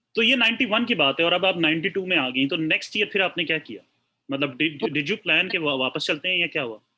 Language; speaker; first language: Urdu; native; Urdu